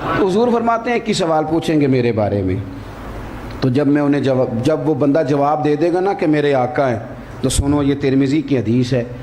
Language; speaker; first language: Urdu; non-native, local second language; Punjabi